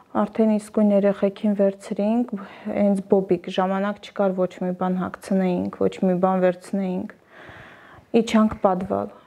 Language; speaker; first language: Armenian; native; Armenian